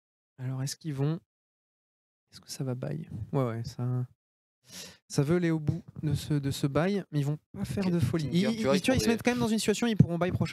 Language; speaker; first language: French; native; French